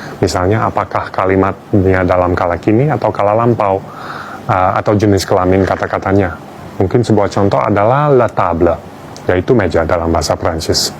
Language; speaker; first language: Indonesian; non-native, fluent; English